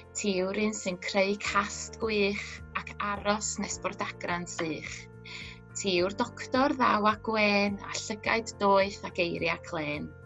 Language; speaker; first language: Welsh; native; Welsh